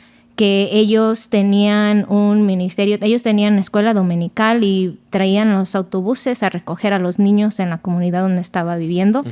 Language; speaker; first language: Spanish; early bilingual, other home language; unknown